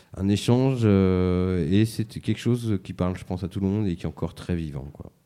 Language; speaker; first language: French; native; French